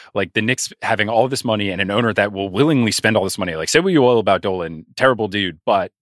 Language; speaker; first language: English; native; English